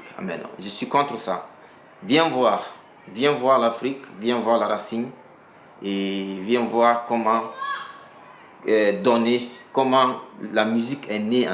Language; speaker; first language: French; non-native, local second language; Mandingo